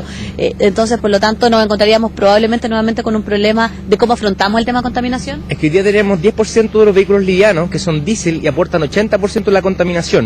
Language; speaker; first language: Spanish; native; Spanish